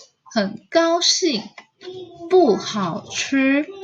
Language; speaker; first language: Chinese; non-native, fluent; Indonesian